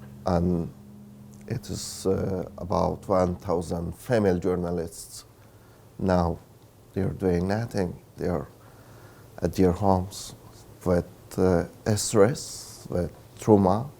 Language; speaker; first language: English; non-native, learner; Persian